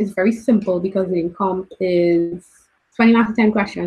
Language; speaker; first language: English; native; English